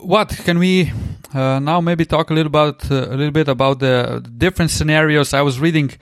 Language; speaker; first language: English; non-native, fluent; Slovenian